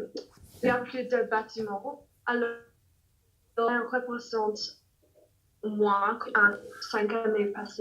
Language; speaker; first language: French; non-native, learner; English